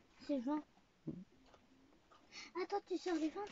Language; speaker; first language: French; native; French